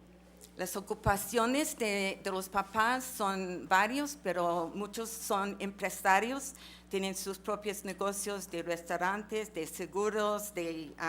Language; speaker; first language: Spanish; non-native, fluent; English